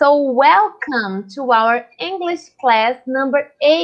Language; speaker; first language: English; non-native, fluent; Portuguese